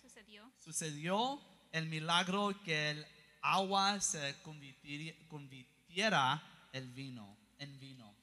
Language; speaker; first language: Spanish; early bilingual, heritage; English